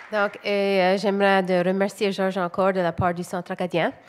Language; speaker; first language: French; native; French